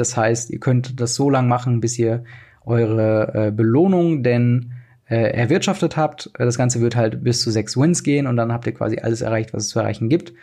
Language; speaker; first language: German; native; German